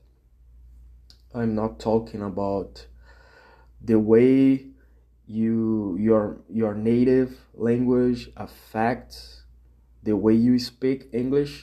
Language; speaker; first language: English; non-native, fluent; Portuguese